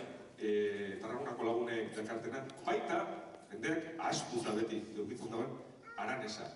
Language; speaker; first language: Basque; non-native, local second language; Spanish